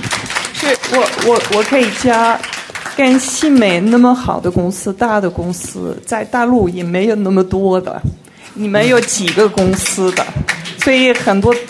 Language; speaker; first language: Chinese; non-native, fluent; Italian